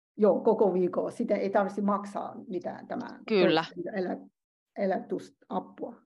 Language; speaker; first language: Finnish; non-native, learner; Chinese